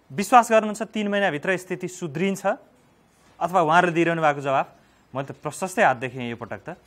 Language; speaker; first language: Nepali; native; Nepali